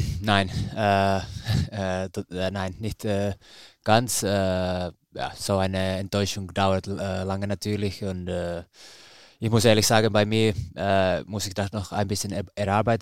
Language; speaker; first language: German; non-native, fluent; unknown